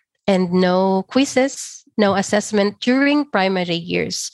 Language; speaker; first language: English; non-native, local second language; Filipino